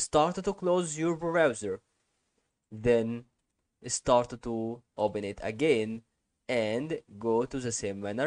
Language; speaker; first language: English; non-native, learner; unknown